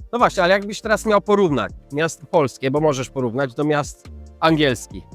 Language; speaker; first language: Polish; native; Polish